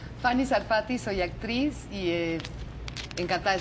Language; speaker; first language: Spanish; native; Spanish